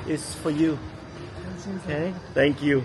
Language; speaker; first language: English; early bilingual, heritage; Vietnamese